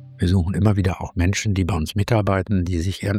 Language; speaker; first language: German; native; German